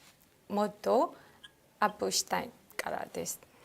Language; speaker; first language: Japanese; non-native, learner; Burmese